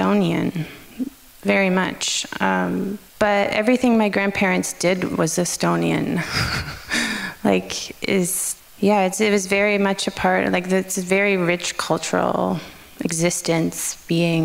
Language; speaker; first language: English; native; English